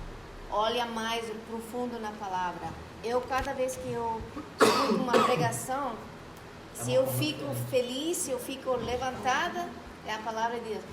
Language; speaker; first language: Portuguese; non-native, fluent; Spanish